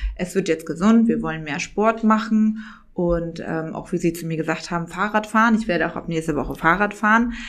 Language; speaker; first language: German; native; German